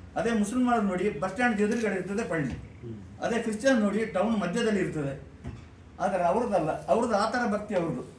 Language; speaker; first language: Kannada; non-native, local second language; Kodava